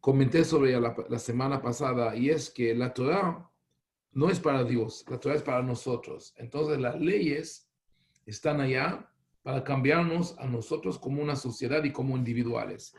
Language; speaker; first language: Spanish; non-native, fluent; Hebrew